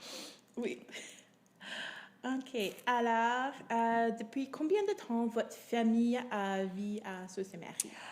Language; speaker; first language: French; non-native, local second language; English